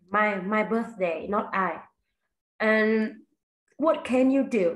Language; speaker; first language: English; non-native, fluent; Vietnamese